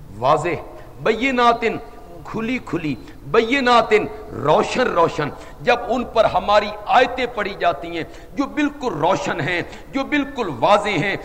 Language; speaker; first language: Urdu; non-native, local second language; Punjabi